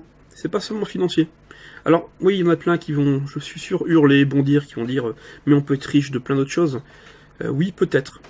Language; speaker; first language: French; native; French